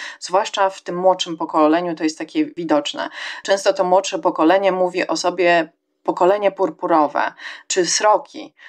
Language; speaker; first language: Polish; native; Polish